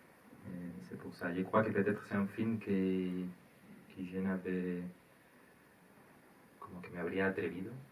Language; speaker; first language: French; non-native, learner; Spanish